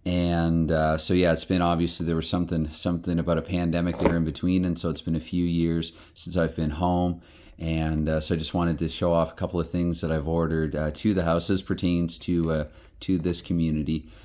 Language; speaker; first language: English; native; English